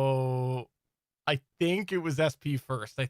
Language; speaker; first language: English; native; English